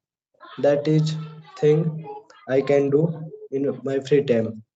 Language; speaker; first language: English; non-native, learner; Hindi